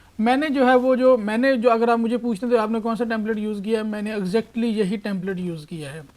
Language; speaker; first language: Urdu; non-native, local second language; Punjabi